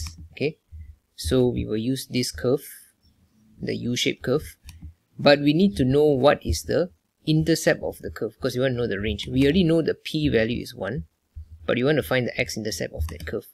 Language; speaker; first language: English; non-native, local second language; Malay